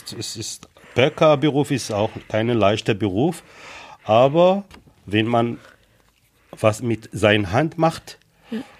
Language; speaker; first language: German; non-native, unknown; Arabic